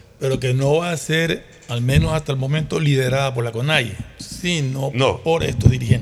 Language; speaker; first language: Spanish; native; Spanish